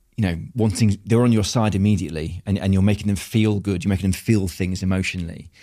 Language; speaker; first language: English; native; English